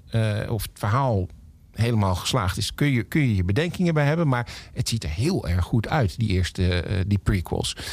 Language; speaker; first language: Dutch; native; Dutch